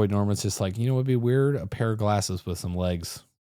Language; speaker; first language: English; native; English